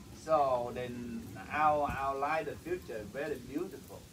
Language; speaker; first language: English; non-native, learner; Vietnamese